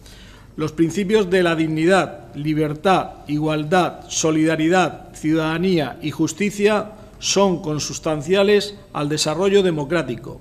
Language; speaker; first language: Spanish; native; Spanish